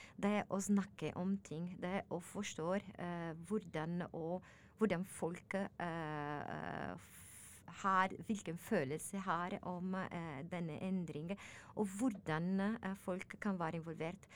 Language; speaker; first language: Norwegian; non-native, learner; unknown